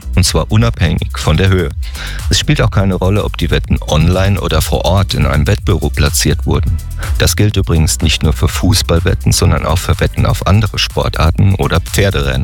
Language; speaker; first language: German; native; German